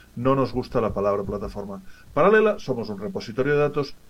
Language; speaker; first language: Spanish; native; Spanish